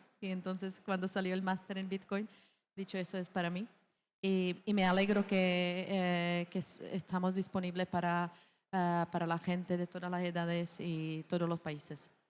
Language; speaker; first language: Spanish; non-native, fluent; Czech